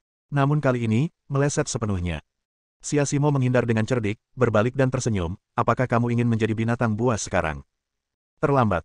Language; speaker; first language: Indonesian; native; Indonesian